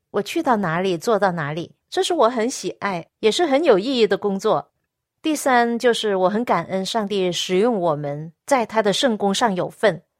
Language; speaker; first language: Chinese; non-native, local second language; Cantonese